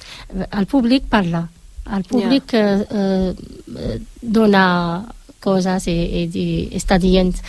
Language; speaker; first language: Catalan; non-native, learner; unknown